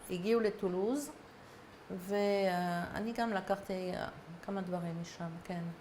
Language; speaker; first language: Hebrew; non-native, fluent; French